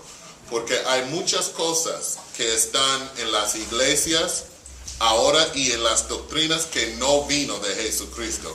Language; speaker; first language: Spanish; non-native, fluent; English